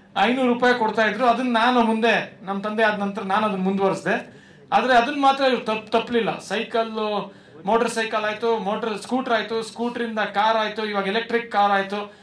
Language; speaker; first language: Kannada; native; Kannada